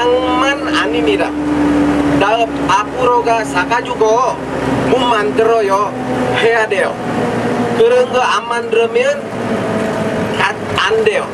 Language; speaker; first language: Korean; non-native, learner; Indonesian